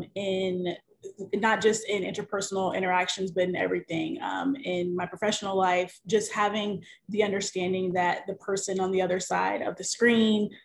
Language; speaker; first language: English; native; English